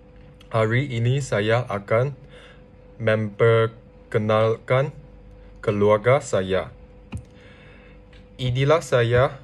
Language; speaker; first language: Indonesian; non-native, learner; Chinese